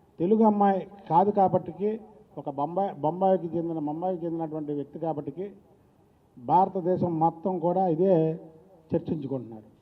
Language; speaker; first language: Telugu; native; Telugu